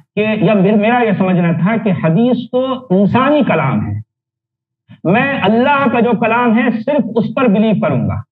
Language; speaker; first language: Hindi; native; Hindi